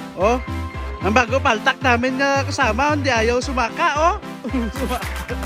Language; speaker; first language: Filipino; non-native, local second language; Hiligaynon